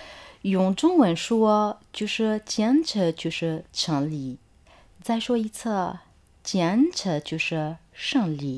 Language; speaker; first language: Chinese; non-native, fluent; Arabic